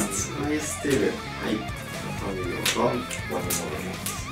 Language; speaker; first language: Japanese; native; Japanese